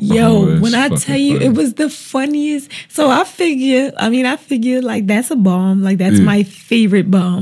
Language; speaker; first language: English; native; English